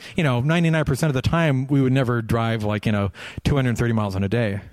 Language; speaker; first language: English; native; English